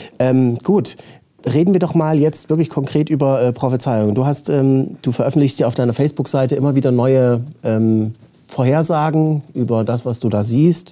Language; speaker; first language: German; native; German